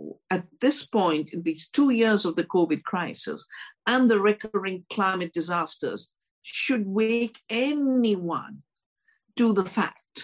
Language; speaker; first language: English; non-native, local second language; Hindi